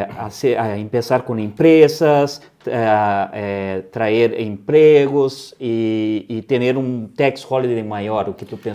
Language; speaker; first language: Spanish; non-native, fluent; Portuguese